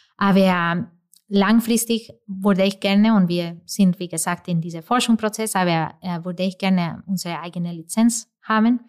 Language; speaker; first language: German; non-native, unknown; Spanish